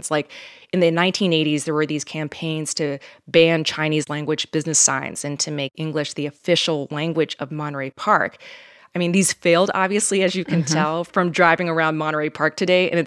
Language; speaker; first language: English; native; English